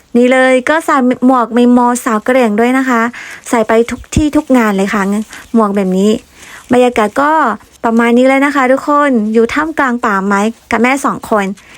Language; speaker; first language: Thai; non-native, local second language; Karen languages